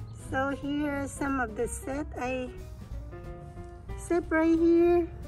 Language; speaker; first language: English; non-native, learner; Vietnamese